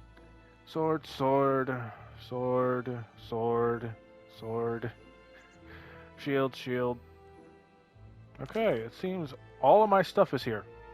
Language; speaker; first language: English; native; English